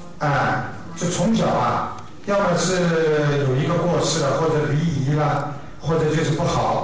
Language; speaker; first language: Chinese; native; Chinese